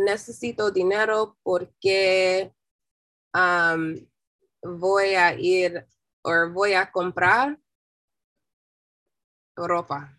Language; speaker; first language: Spanish; non-native, learner; English